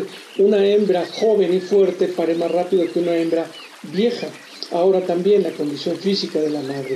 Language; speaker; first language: Spanish; native; Spanish